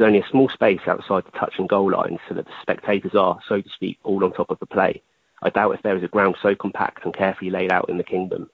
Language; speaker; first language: English; native; English